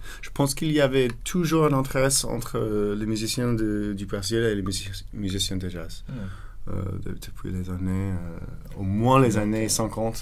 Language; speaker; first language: French; non-native, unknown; English